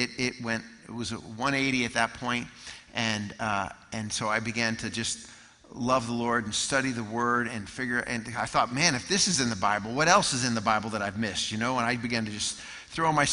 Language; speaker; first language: English; native; English